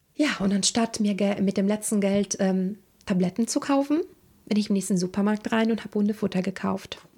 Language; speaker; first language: German; non-native, fluent; Italian